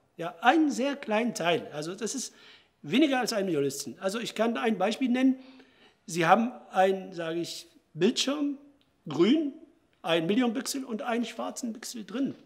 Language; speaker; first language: German; non-native, fluent; Arabic